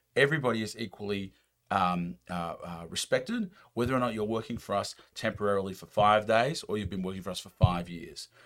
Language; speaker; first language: English; native; English